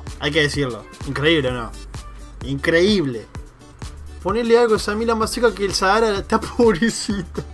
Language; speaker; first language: Spanish; native; Spanish